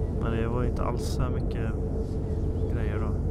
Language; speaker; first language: Swedish; native; Swedish